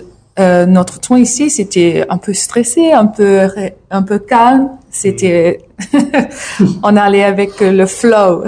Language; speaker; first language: French; non-native, learner; English